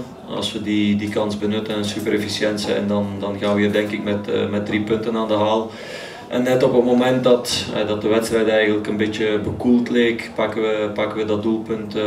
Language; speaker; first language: Dutch; native; Dutch